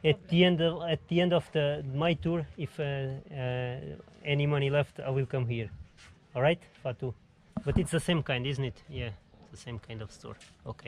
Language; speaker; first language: English; non-native, learner; Portuguese